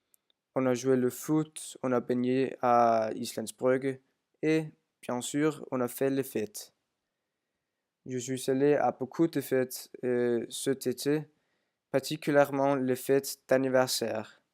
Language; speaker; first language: French; non-native, learner; Danish